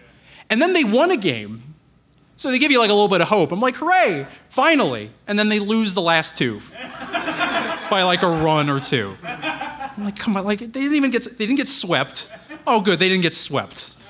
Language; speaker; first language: English; native; English